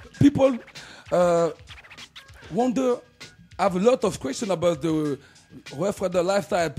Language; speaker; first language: English; non-native, learner; French